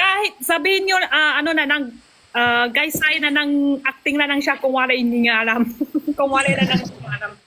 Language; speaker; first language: Filipino; non-native, learner; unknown